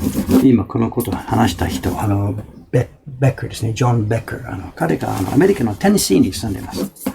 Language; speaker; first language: Japanese; non-native, fluent; English